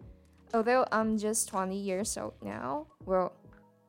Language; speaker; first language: English; non-native, fluent; Chinese